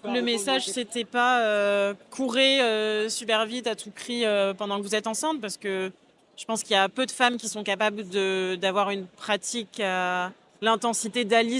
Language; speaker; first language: French; native; French